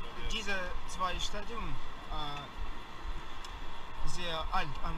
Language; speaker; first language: German; non-native, learner; Russian